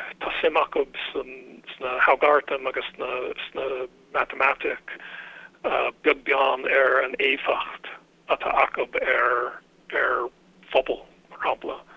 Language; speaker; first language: Irish; non-native, fluent; English